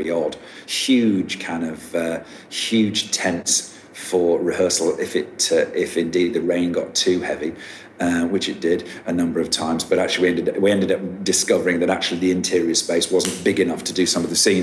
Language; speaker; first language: English; native; English